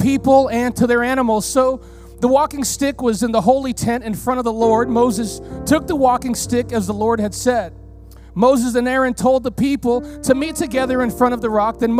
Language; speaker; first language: English; early bilingual, other home language; Spanish